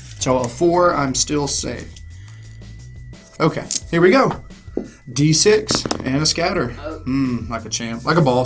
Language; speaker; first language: English; native; English